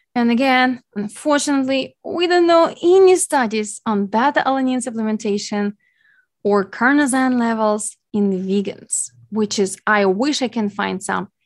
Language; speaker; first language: English; non-native, fluent; Ukrainian